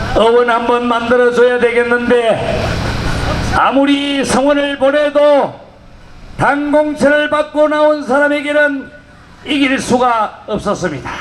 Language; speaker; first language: Korean; native; Korean